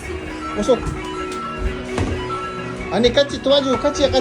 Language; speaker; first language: Korean; non-native, learner; Filipino